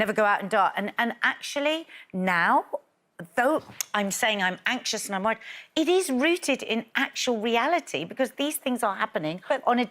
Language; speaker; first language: English; native; English